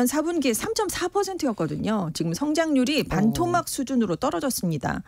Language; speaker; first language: Korean; native; Korean